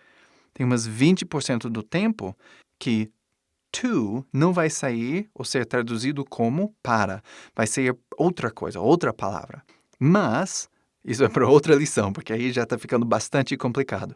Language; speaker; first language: Portuguese; non-native, fluent; English